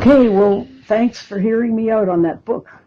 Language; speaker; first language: English; native; English